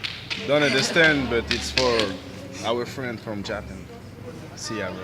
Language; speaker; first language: English; non-native, learner; French